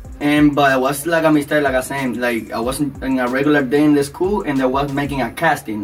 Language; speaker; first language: English; non-native, learner; Spanish